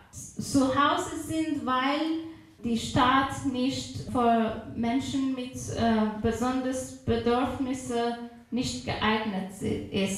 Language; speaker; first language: German; non-native, fluent; Persian